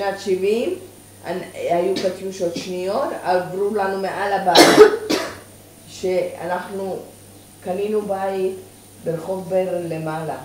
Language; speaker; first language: Hebrew; early bilingual, other home language; Persian